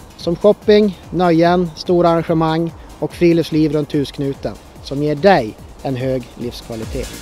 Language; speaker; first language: Swedish; native; Swedish